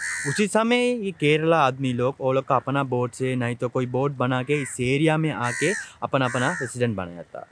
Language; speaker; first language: Hindi; non-native, fluent; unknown